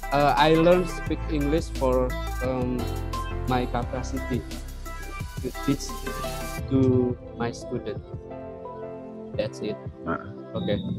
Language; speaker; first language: English; non-native, learner; Indonesian